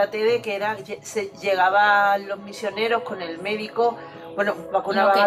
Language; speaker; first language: Spanish; native; Spanish